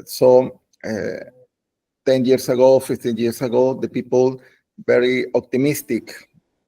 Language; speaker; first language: English; non-native, learner; Spanish